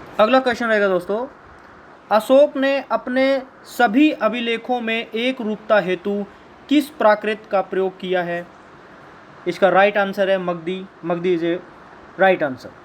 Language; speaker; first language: Hindi; native; Hindi